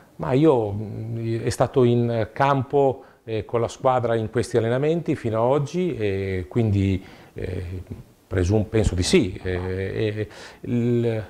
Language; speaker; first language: Italian; native; Italian